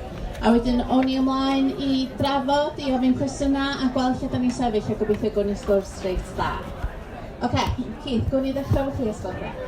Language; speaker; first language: Welsh; native; Welsh